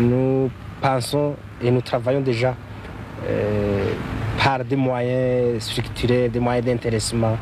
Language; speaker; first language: French; non-native, local second language; Rundi